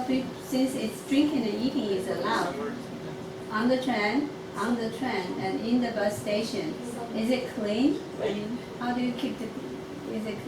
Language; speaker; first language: English; non-native, local second language; Chinese